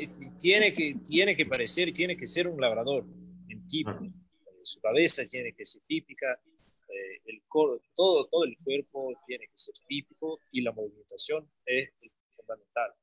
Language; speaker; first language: Spanish; non-native, learner; Portuguese